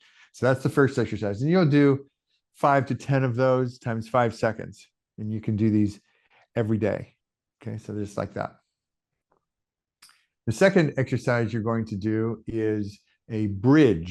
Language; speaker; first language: English; native; English